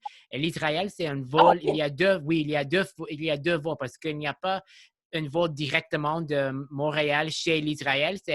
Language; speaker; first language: French; non-native, local second language; English